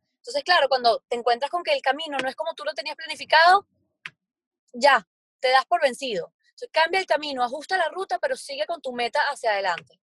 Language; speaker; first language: Spanish; native; Spanish